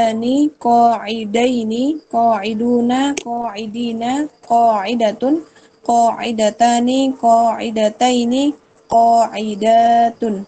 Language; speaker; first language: Arabic; non-native, learner; Indonesian